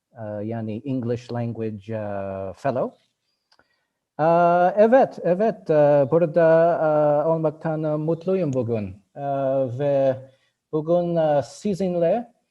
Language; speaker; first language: Turkish; non-native, learner; English